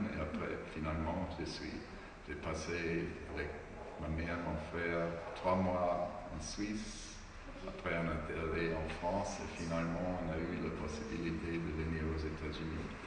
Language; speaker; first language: French; non-native, fluent; German